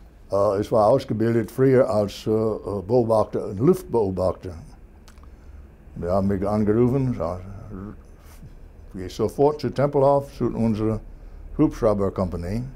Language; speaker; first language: German; non-native, learner; English